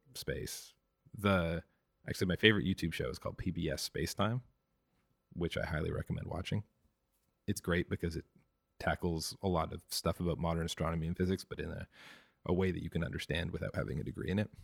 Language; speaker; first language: English; native; English